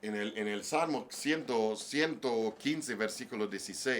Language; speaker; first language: Spanish; non-native, learner; English